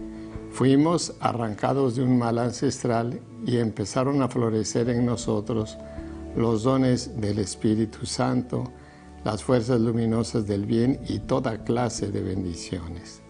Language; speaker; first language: Spanish; native; Spanish